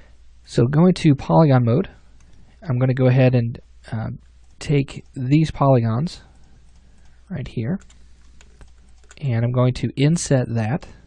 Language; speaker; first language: English; native; English